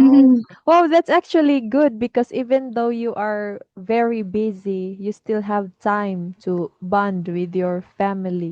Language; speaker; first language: English; non-native, fluent; Filipino